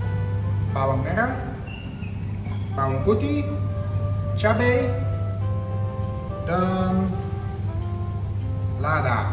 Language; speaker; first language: Indonesian; non-native, learner; Dutch